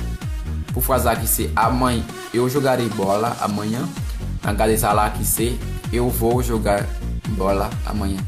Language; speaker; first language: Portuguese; non-native, learner; Haitian Creole